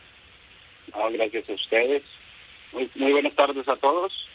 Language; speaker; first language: Spanish; native; Spanish